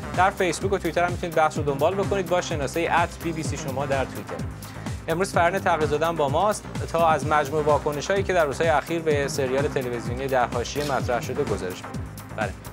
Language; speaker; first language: Persian; native; Persian